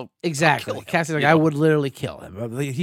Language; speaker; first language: English; native; English